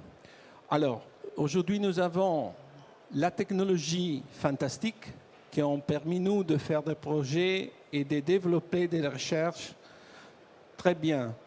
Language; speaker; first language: French; non-native, learner; Italian